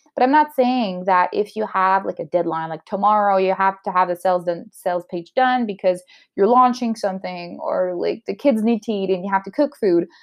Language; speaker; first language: English; non-native, local second language; French